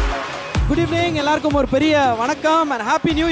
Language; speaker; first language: Tamil; native; Tamil